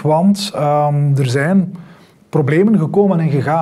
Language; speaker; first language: Dutch; native; Dutch